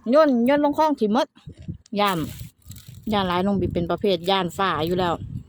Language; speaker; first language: Thai; native; Thai